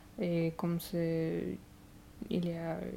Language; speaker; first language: French; non-native, fluent; Russian